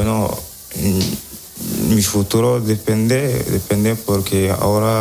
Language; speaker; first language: Spanish; non-native, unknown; Wolof